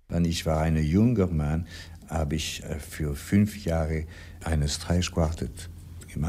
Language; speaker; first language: German; non-native, learner; French